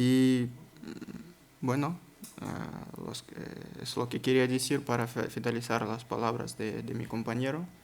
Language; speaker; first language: Spanish; non-native, learner; Kazakh